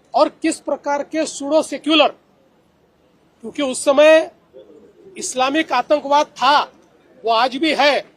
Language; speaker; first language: Hindi; non-native, local second language; Marathi